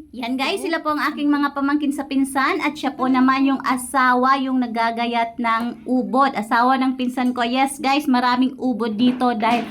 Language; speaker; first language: Filipino; non-native, local second language; Bikol